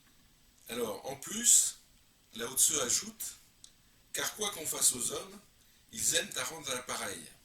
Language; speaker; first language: French; native; French